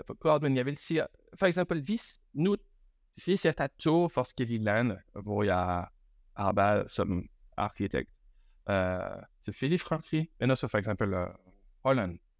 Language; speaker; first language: Danish; non-native, fluent; French